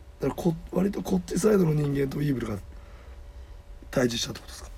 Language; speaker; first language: Japanese; native; Japanese